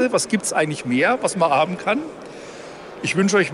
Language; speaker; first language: German; native; German